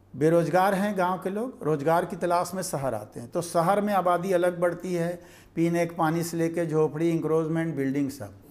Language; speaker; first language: Hindi; native; Hindi